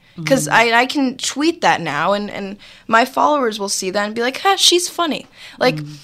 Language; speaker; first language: English; native; English